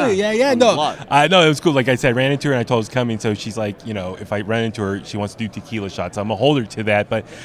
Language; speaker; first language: English; native; English